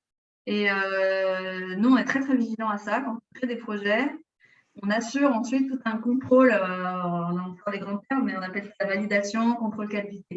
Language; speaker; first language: French; native; French